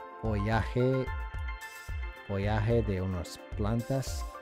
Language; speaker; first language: Spanish; non-native, learner; English